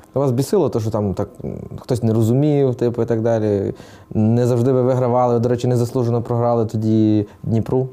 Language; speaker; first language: Ukrainian; native; Ukrainian